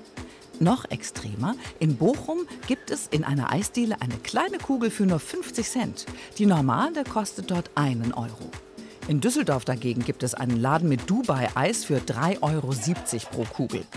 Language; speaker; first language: German; native; German